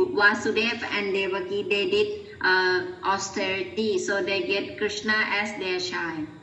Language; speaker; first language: English; non-native, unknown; Thai